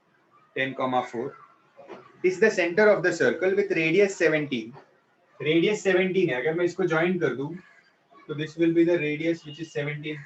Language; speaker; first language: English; non-native, local second language; Hindi